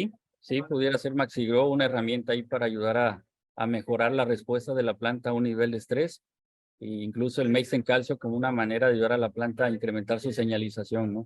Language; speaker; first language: Spanish; native; Spanish